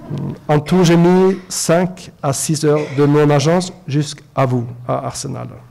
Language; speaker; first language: French; non-native, fluent; Norwegian